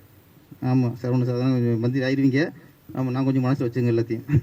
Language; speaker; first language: Tamil; native; Tamil